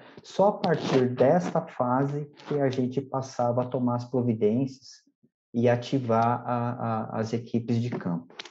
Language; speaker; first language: Portuguese; native; Portuguese